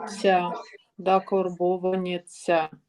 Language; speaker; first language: Ukrainian; non-native, learner; Russian